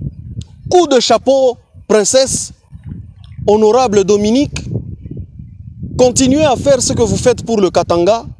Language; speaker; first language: French; non-native, local second language; Swahili